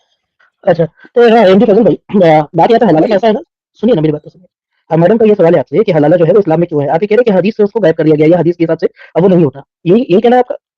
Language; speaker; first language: Hindi; native; Hindi